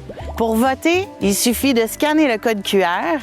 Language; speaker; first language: French; native; French